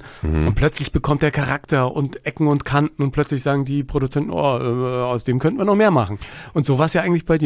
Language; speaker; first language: German; native; German